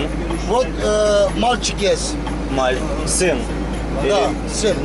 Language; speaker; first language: Russian; non-native, learner; Turkish